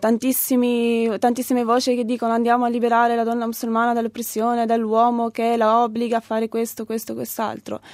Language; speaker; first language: Italian; early bilingual, other home language; Arabic